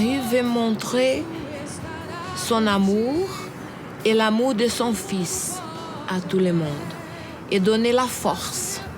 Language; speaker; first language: French; non-native, fluent; Portuguese